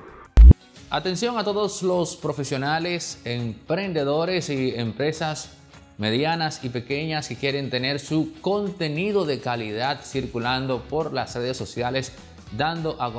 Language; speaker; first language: Spanish; native; Spanish